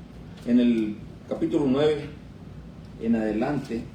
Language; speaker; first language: Spanish; native; Spanish